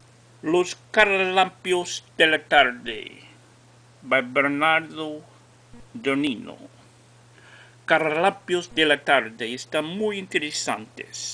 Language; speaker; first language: Spanish; non-native, learner; English